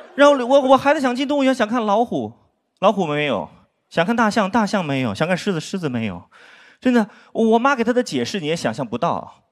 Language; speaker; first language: Chinese; native; Chinese